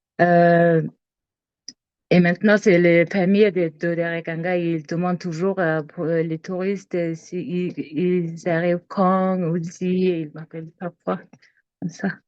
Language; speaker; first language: French; non-native, learner; Mongolian